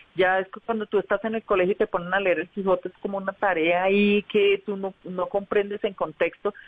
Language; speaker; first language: Spanish; native; Spanish